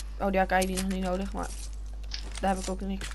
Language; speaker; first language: Dutch; native; Dutch